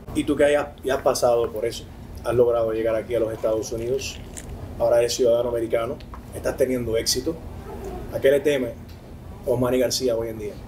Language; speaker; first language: Spanish; native; Spanish